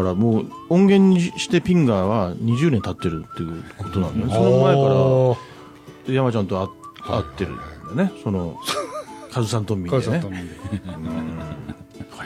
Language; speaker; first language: Japanese; native; Japanese